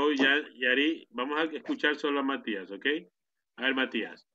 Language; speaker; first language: Spanish; native; Spanish